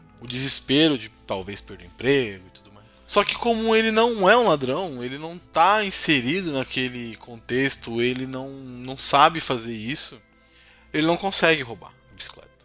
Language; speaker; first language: Portuguese; native; Portuguese